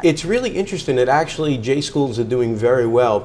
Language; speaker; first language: English; native; English